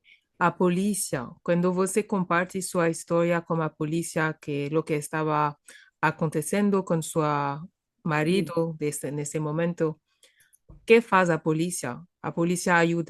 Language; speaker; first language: Portuguese; non-native, fluent; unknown